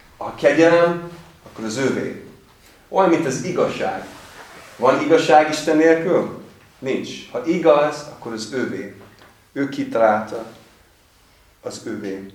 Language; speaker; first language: Hungarian; non-native, fluent; English